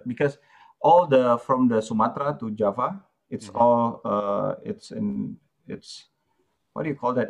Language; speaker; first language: English; non-native, fluent; Indonesian